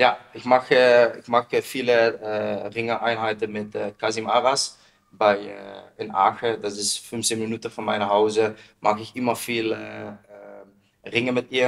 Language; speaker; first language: German; non-native, learner; Dutch